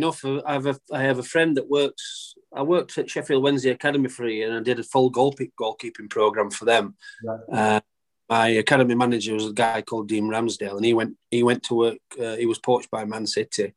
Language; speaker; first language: English; native; English